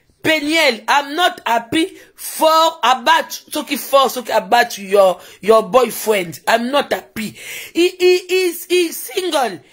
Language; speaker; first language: English; non-native, learner; Lingala